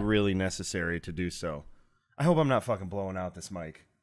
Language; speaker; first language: English; native; English